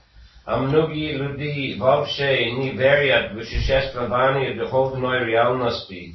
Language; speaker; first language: Russian; non-native, fluent; English